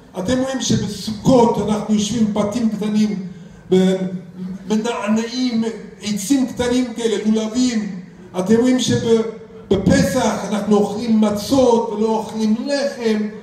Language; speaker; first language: Hebrew; non-native, fluent; English